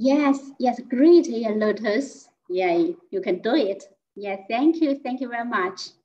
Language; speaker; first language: English; non-native, fluent; Chinese